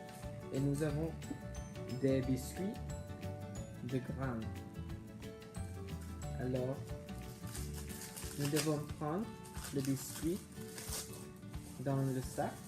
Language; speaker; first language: French; non-native, learner; English